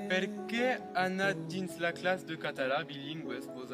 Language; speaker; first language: Catalan; non-native, local second language; French